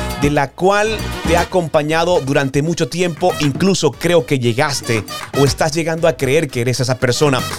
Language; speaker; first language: Spanish; native; Spanish